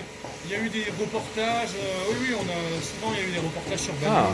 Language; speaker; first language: French; native; French